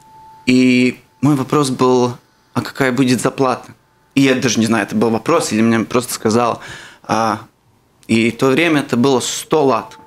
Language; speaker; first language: Russian; non-native, local second language; Latvian